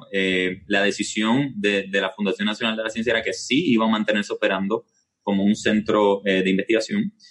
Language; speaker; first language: Spanish; native; Spanish